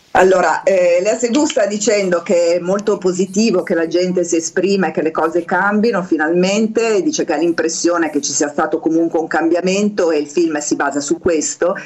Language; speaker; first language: Italian; native; Italian